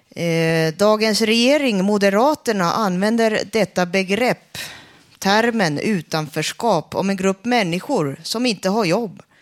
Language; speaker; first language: Swedish; non-native, fluent; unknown